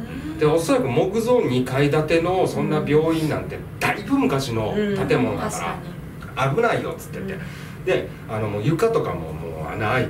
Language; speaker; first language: Japanese; native; Japanese